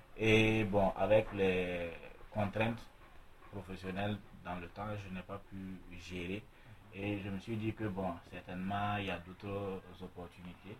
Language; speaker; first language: French; non-native, local second language; Mossi